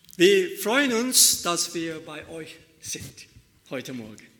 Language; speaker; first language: German; non-native, learner; Turkish